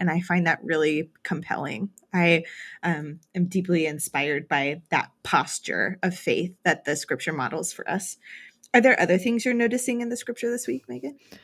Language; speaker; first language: English; native; English